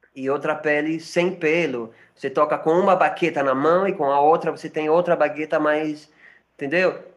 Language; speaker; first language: Portuguese; non-native, fluent; French